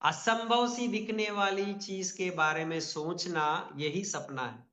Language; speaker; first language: Hindi; non-native, local second language; Telugu